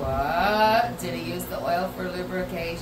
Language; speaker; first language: English; native; English